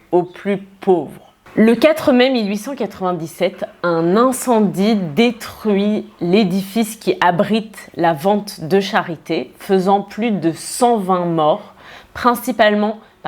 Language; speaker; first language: French; native; French